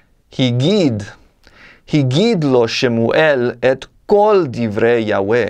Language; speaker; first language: Hebrew; non-native, learner; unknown